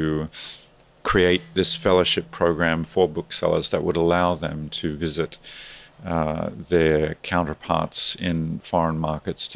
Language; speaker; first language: English; native; English